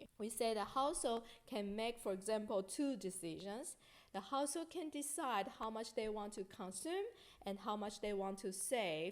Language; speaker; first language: English; non-native, fluent; Chinese